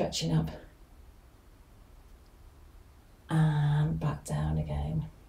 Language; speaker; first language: English; native; English